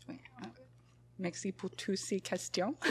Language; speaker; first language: French; non-native, fluent; English